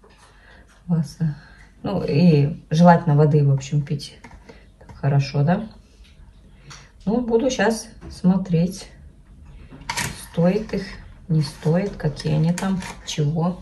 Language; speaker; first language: Russian; native; Russian